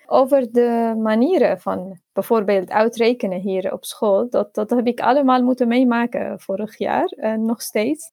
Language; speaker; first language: Dutch; non-native, fluent; Arabic